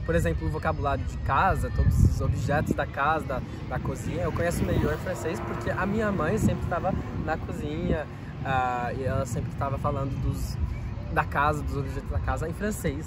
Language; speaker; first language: Portuguese; non-native, fluent; French